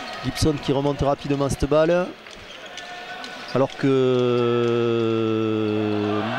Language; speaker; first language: French; native; French